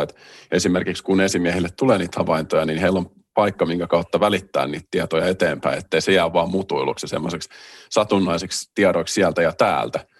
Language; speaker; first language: Finnish; native; Finnish